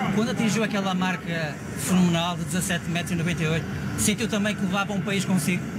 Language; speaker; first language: Portuguese; native; Portuguese